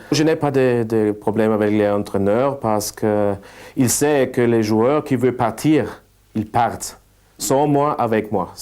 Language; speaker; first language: French; non-native, fluent; German